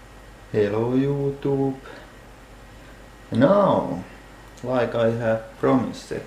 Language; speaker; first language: English; non-native, fluent; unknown